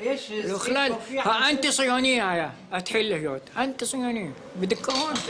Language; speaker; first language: Hebrew; non-native, fluent; Arabic